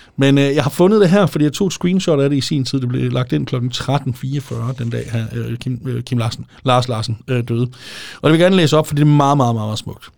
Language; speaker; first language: Danish; native; Danish